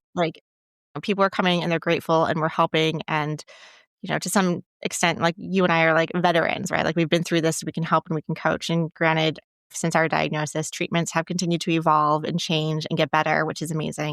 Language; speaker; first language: English; native; English